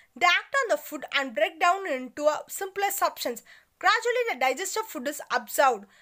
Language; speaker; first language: English; non-native, local second language; Tamil